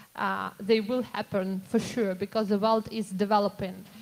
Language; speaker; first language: English; non-native, fluent; Ukrainian